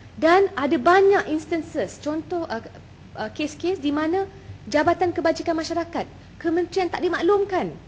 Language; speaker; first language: Malay; native; Malay